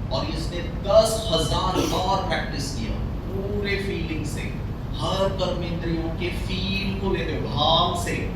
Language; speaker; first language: Hindi; non-native, local second language; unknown